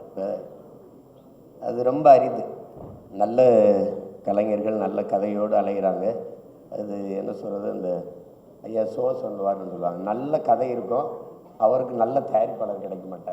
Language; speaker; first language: Tamil; native; Tamil